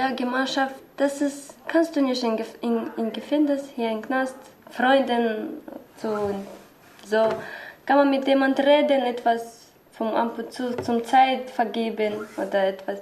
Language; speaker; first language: German; non-native, learner; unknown